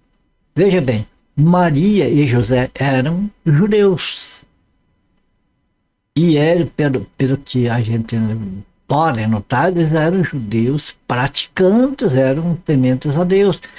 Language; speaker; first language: Portuguese; native; Portuguese